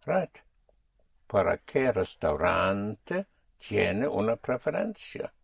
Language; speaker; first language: Spanish; non-native, fluent; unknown